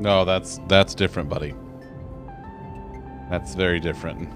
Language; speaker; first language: English; native; English